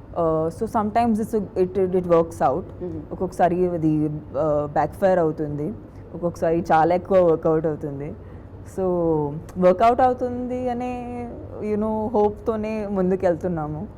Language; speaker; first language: Telugu; non-native, local second language; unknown